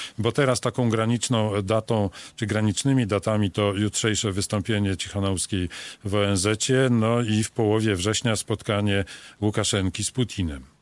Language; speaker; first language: Polish; native; Polish